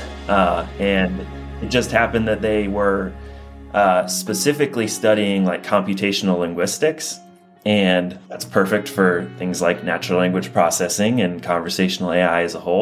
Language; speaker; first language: English; native; English